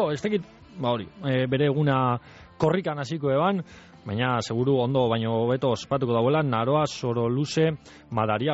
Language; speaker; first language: Basque; native; Basque